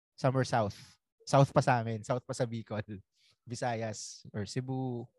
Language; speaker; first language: Filipino; native; Filipino